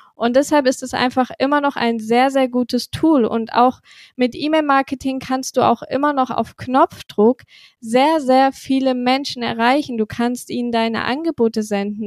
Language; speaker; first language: German; native; German